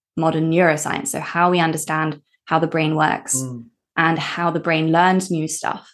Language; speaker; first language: English; early bilingual, other home language; Norwegian